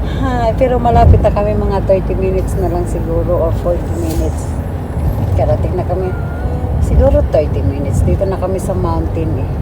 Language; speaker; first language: Filipino; non-native, local second language; Cebuano